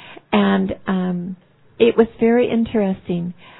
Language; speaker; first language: English; native; English